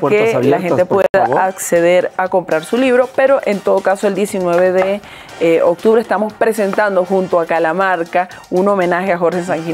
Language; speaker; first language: Spanish; native; Spanish